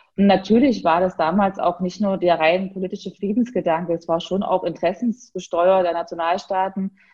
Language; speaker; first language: German; native; German